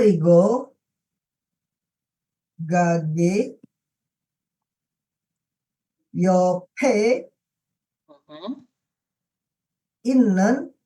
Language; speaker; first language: Korean; non-native, learner; Indonesian